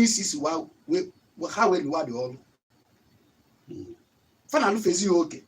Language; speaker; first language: Igbo; native; Igbo